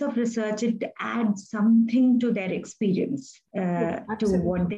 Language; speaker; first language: English; non-native, local second language; Hindi